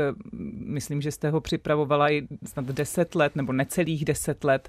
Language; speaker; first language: Czech; native; Czech